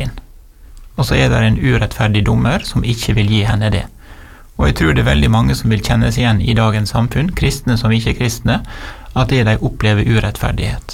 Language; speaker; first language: Norwegian; native; Norwegian